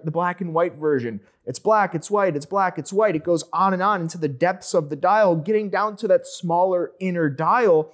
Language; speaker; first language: English; native; English